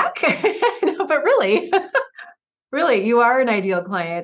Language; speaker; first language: English; native; English